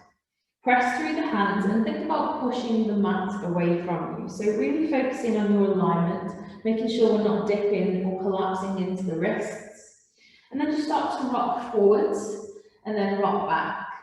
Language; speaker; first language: English; native; English